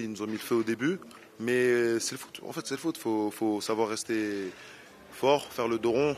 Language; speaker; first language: French; native; French